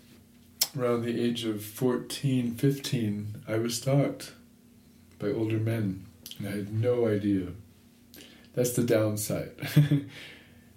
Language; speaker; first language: English; native; English